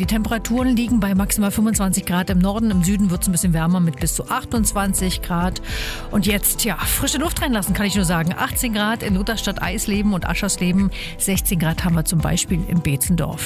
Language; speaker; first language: German; native; German